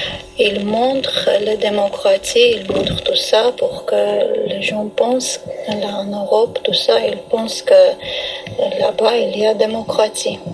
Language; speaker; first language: French; non-native, learner; Armenian